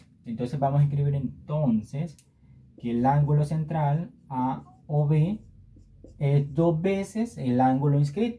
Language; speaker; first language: Spanish; native; Spanish